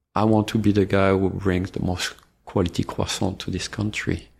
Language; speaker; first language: English; non-native, fluent; French